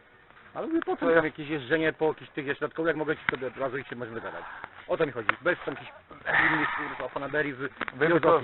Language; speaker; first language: Polish; native; Polish